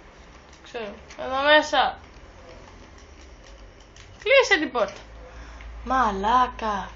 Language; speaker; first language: Greek; native; Greek